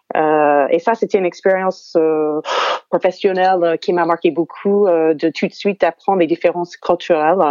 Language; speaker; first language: French; non-native, fluent; English